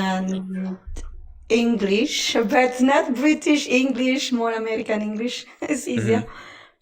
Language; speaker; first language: English; non-native, fluent; Italian